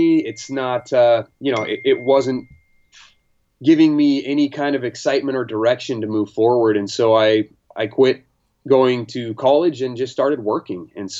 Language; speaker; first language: English; native; English